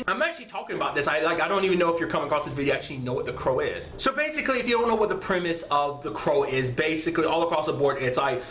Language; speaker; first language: English; native; English